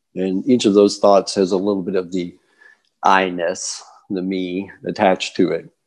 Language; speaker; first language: English; native; English